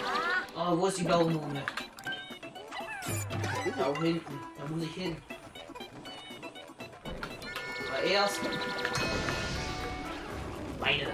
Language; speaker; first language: German; native; German